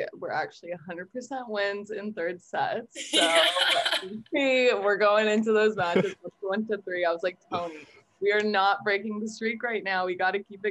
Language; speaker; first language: English; native; English